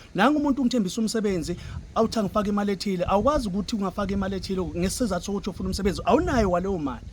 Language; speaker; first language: Zulu; native; Zulu